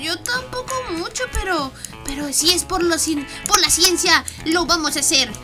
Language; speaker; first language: Spanish; native; Spanish